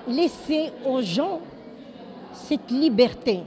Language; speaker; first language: French; non-native, local second language; Arabic